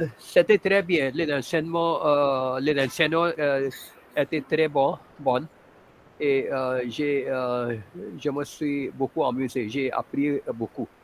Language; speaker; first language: French; non-native, fluent; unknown